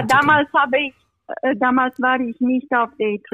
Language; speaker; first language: German; non-native, fluent; Romanian